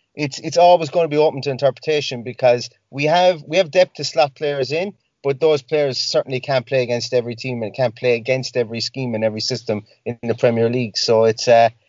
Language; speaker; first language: English; native; English